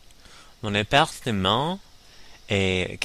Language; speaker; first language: French; non-native, learner; English